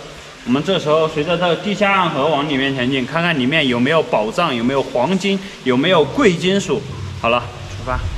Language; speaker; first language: Chinese; native; Chinese